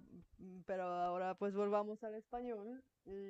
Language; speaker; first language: Spanish; non-native, fluent; Bulgarian